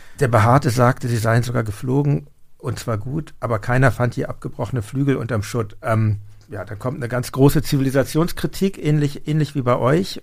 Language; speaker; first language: German; native; German